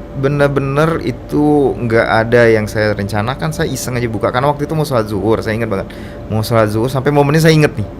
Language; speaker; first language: Indonesian; native; Indonesian